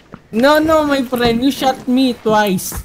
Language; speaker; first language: English; non-native, local second language; Filipino